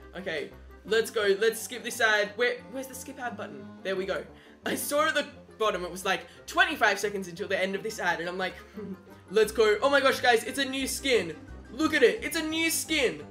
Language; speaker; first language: English; native; English